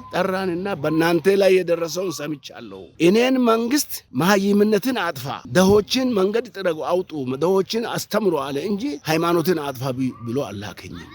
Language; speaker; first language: Amharic; non-native, local second language; Oromo